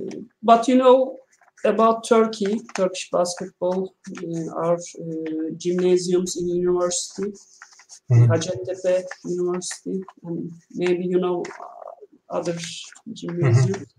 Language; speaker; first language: English; non-native, learner; Turkish